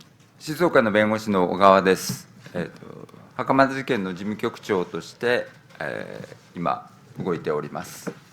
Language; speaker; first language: Japanese; native; Japanese